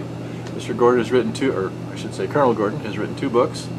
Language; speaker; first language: English; native; English